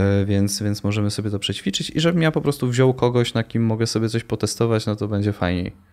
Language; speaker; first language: Polish; native; Polish